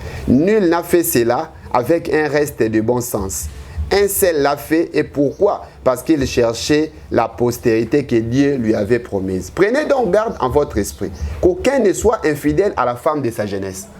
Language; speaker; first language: French; non-native, local second language; Lingala